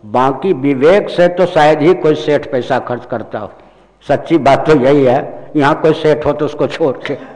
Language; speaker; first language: Hindi; non-native, local second language; Maithili